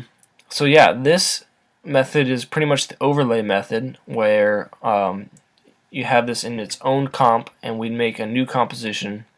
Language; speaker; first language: English; native; English